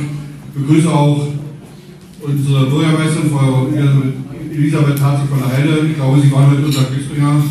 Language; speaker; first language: German; native; German